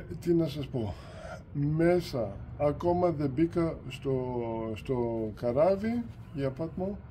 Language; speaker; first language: Greek; early bilingual, heritage; Greek